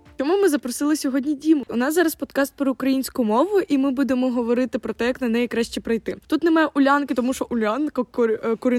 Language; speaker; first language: Ukrainian; non-native, local second language; Russian